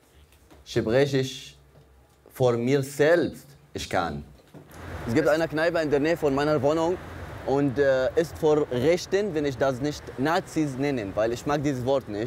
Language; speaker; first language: German; non-native, fluent; Arabic